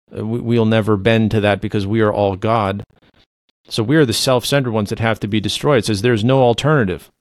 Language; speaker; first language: English; non-native, fluent; Low German